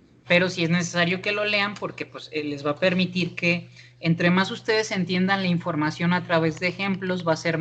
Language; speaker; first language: Spanish; native; Spanish